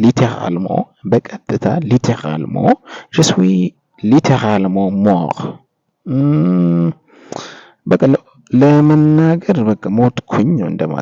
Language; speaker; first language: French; non-native, fluent; Amharic